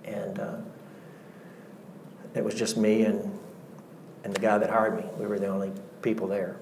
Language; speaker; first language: English; native; English